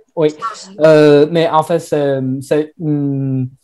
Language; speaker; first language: French; non-native, fluent; Chinese